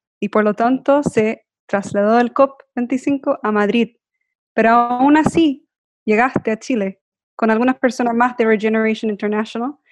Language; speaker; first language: Spanish; native; Spanish